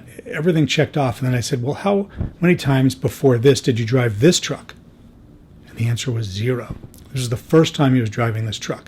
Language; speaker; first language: English; native; English